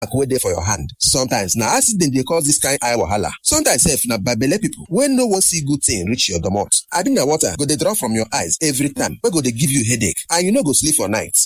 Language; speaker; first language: Nigerian Pidgin; native; Nigerian Pidgin